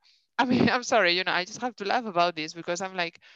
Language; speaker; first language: English; non-native, fluent; Spanish